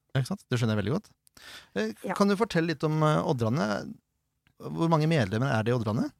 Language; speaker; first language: Norwegian; native; Norwegian